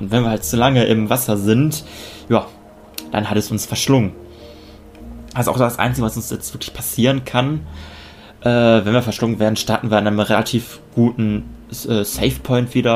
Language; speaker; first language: German; native; German